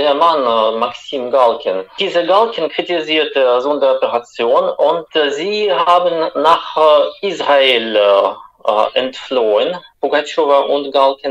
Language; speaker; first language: German; non-native, fluent; Russian